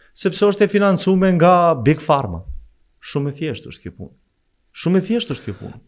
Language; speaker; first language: Albanian; native; Albanian